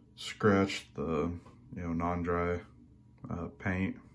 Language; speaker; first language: English; native; English